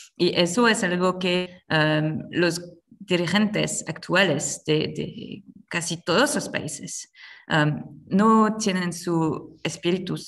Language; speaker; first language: Spanish; non-native, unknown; French